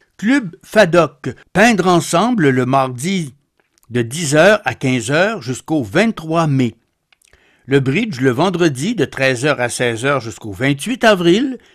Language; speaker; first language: French; native; French